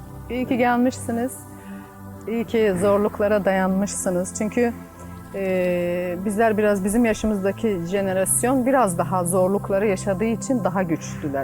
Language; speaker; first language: Turkish; native; Turkish